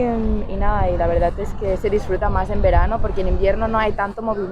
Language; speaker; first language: Spanish; native; Spanish